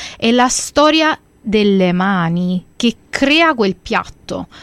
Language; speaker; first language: Italian; early bilingual, heritage; Italian